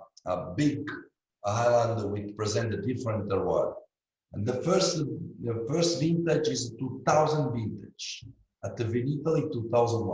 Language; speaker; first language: English; non-native, learner; Italian